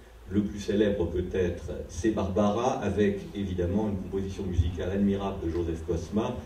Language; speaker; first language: French; native; French